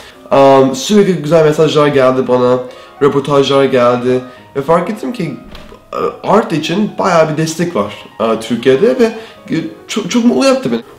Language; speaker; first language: Turkish; early bilingual, heritage; Turkish